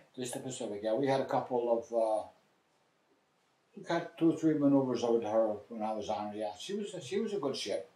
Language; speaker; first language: English; native; English